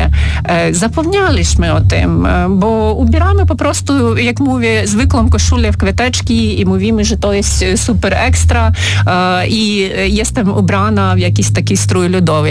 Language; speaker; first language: Polish; non-native, fluent; Ukrainian